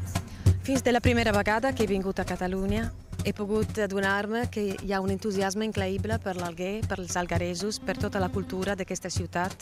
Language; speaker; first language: Catalan; non-native, local second language; Italian